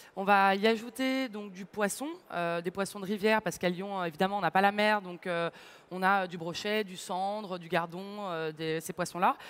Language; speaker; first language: French; native; French